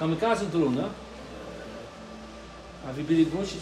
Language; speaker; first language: Russian; non-native, learner; Dutch